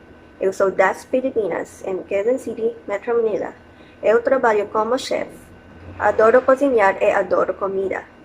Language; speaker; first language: Portuguese; non-native, learner; Filipino